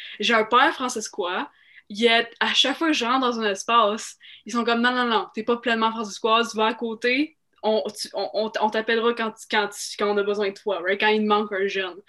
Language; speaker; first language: French; native; French